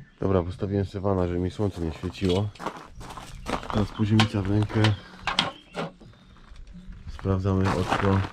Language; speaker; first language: Polish; native; Polish